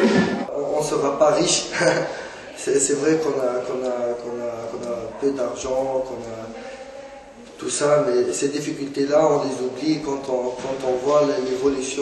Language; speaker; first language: French; non-native, fluent; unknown